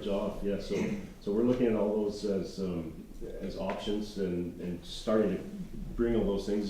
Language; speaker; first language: English; native; English